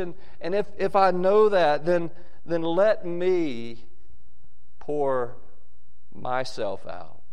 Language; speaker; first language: English; native; English